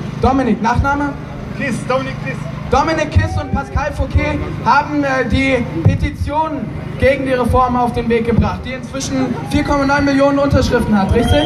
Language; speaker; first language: German; native; German